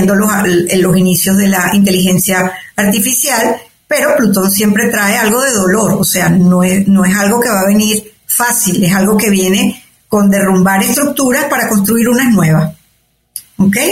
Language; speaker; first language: Spanish; native; Spanish